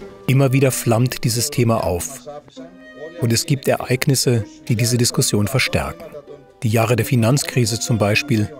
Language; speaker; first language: German; native; German